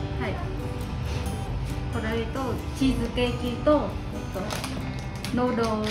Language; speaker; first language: Japanese; non-native, learner; Vietnamese